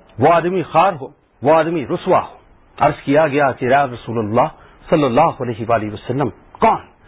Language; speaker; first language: Urdu; native; Urdu